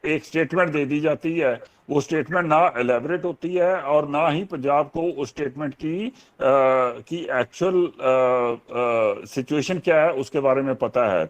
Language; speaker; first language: Hindi; non-native, local second language; Punjabi